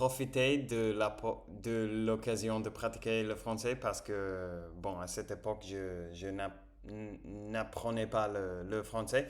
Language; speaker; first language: French; non-native, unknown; English